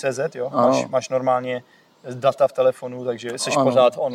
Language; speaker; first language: Czech; native; Czech